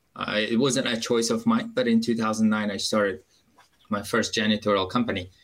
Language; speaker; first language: English; non-native, fluent; Uzbek